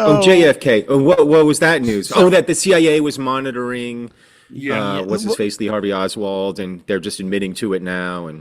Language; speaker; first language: English; native; English